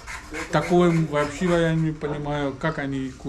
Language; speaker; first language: Russian; non-native, learner; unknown